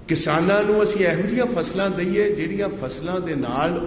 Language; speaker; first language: Hindi; non-native, local second language; Punjabi